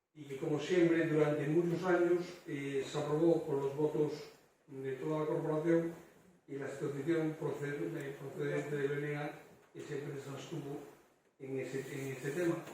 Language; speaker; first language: Spanish; native; Spanish